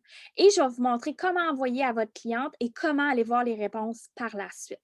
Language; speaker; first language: French; native; French